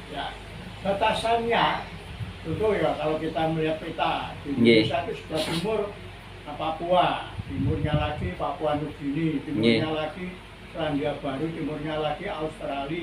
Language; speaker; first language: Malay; non-native, local second language; Javanese